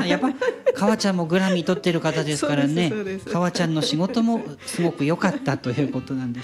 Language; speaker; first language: Japanese; native; Japanese